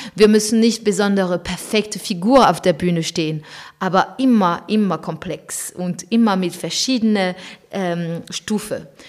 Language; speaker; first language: German; non-native, fluent; French